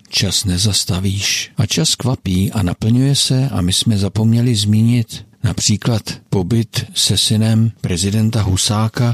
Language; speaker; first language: Czech; native; Czech